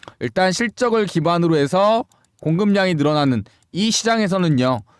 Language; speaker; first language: Korean; native; Korean